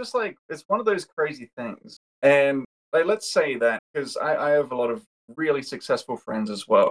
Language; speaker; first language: English; native; English